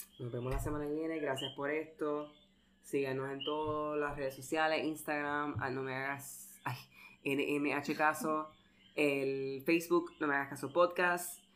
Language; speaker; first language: Spanish; early bilingual, heritage; Spanish